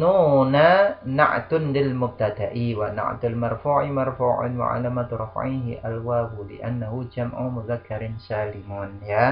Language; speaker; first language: Arabic; non-native, fluent; Indonesian